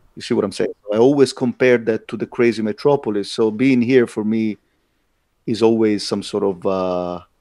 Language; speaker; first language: English; non-native, fluent; Italian